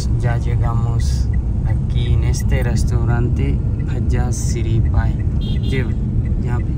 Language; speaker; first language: Spanish; non-native, learner; Urdu